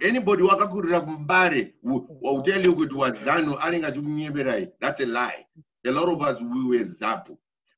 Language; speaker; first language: English; non-native, local second language; Shona